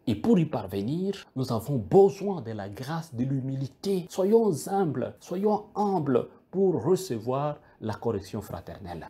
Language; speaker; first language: French; non-native, local second language; Kituba (Democratic Republic of Congo)